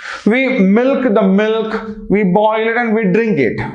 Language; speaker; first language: English; non-native, local second language; Telugu